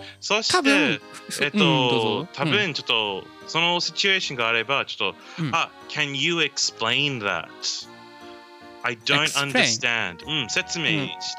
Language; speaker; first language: Japanese; non-native, learner; English